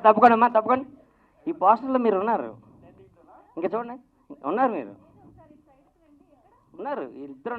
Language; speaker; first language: Telugu; native; Telugu